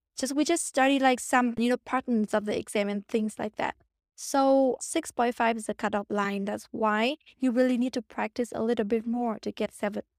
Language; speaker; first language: English; non-native, fluent; Vietnamese